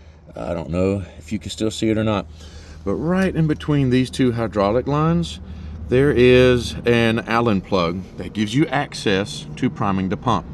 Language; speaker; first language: English; native; English